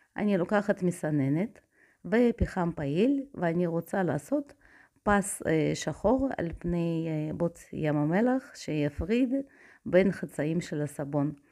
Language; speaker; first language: Hebrew; non-native, fluent; Russian